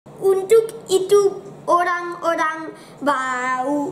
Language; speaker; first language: Indonesian; non-native, learner; English